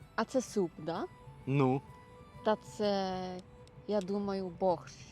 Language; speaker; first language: Ukrainian; non-native, learner; Czech